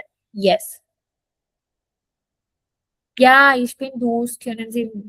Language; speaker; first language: German; non-native, fluent; Hindi